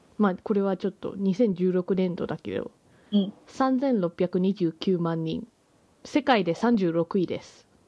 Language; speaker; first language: Japanese; native; Japanese